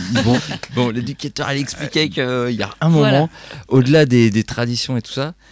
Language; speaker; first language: French; native; French